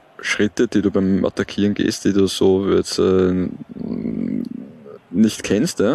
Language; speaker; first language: German; native; German